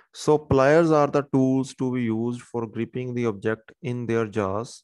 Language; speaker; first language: English; non-native, local second language; Punjabi